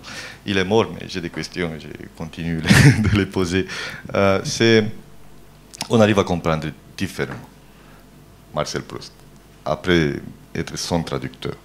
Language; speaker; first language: French; non-native, fluent; Romanian